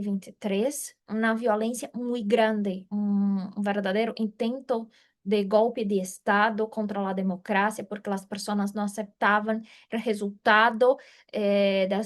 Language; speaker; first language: Spanish; non-native, fluent; Portuguese